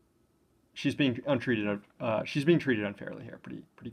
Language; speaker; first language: English; native; English